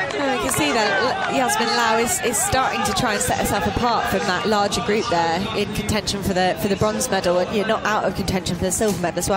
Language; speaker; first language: English; native; English